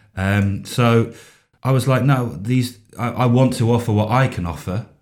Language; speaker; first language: English; native; English